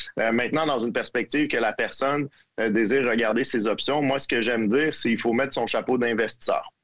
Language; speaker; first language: French; native; French